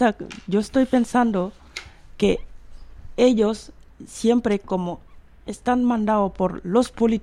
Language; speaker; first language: Spanish; non-native, fluent; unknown